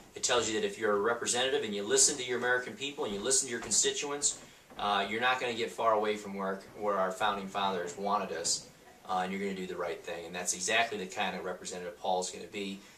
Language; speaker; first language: English; native; English